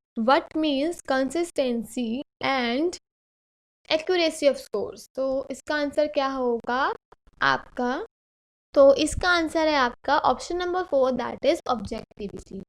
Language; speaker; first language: Hindi; native; Hindi